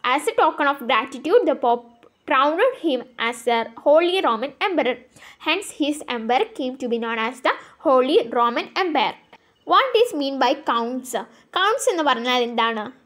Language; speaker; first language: English; non-native, local second language; Malayalam